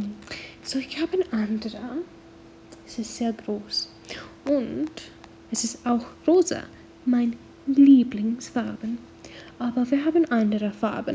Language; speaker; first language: German; non-native, learner; English